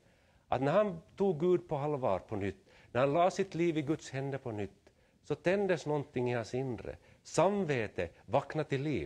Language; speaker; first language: Swedish; native; Swedish